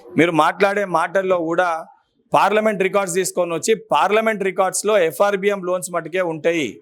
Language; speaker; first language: Telugu; native; Telugu